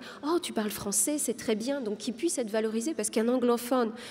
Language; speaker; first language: French; non-native, local second language; Arabic